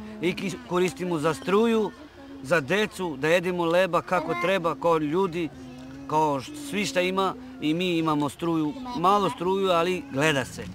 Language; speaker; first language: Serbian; non-native, local second language; Romany